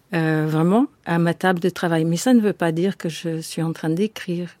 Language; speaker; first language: French; non-native, fluent; English